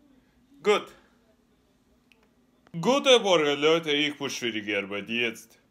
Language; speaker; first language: German; non-native, learner; Russian